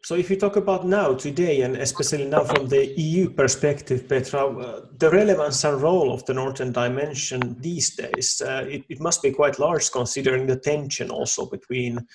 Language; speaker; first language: English; non-native, fluent; Finnish